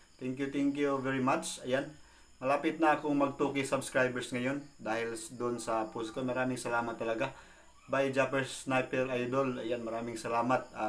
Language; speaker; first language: Filipino; non-native, local second language; Cebuano